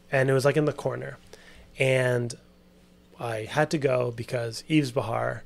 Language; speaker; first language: English; native; English